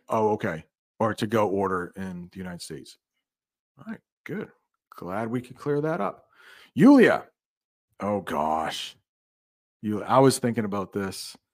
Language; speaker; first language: English; native; English